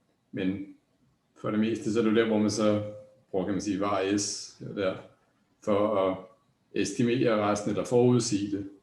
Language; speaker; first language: Danish; native; Danish